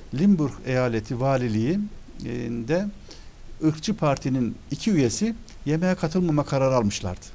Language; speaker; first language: Turkish; early bilingual, other home language; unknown